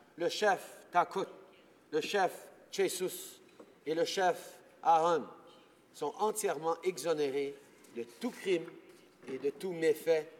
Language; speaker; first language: French; early bilingual, heritage; French